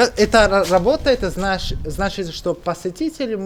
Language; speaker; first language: Russian; non-native, learner; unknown